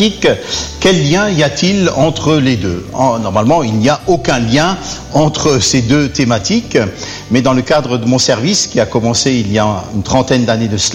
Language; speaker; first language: French; native; French